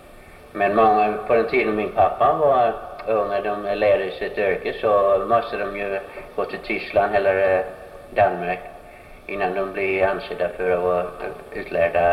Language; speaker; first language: Swedish; early bilingual, heritage; Swedish